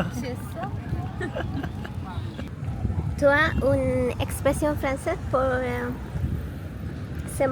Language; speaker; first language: French; non-native, learner; Spanish